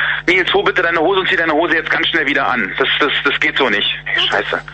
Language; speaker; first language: German; native; German